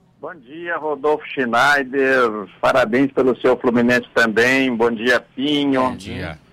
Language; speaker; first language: Portuguese; native; Portuguese